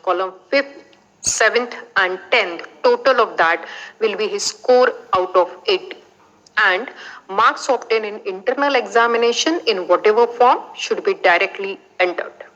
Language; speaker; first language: English; non-native, local second language; Marathi